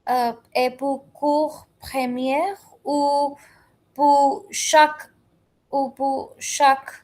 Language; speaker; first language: French; non-native, learner; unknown